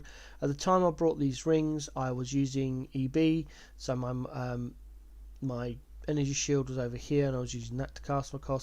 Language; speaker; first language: English; native; English